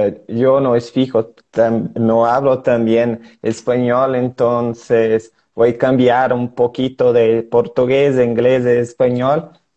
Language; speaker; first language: Spanish; non-native, learner; Portuguese